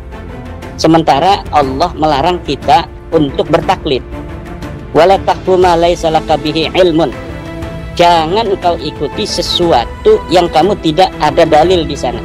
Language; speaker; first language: Indonesian; native; Indonesian